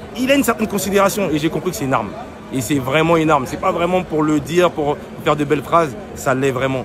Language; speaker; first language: French; native; French